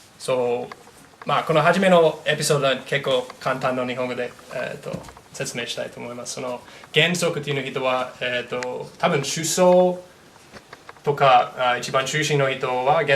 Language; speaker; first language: Japanese; non-native, learner; English